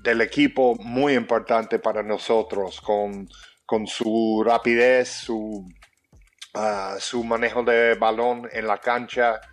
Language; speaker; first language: Spanish; early bilingual, heritage; English